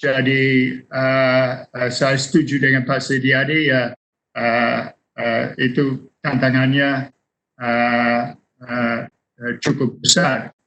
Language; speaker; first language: Indonesian; non-native, fluent; English